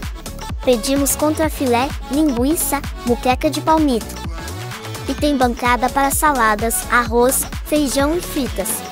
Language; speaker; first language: Portuguese; non-native, fluent; Korean